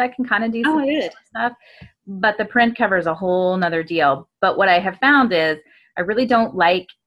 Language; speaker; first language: English; native; English